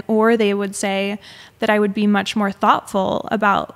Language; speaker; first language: English; native; English